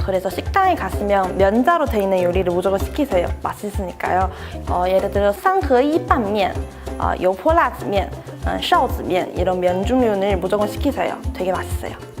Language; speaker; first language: Korean; non-native, fluent; Chinese